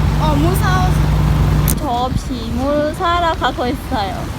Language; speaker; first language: Korean; non-native, learner; Khmer